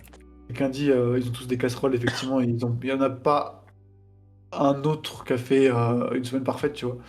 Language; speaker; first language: French; native; French